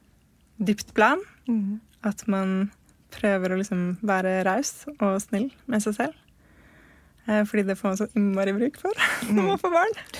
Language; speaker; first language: Norwegian; native; Norwegian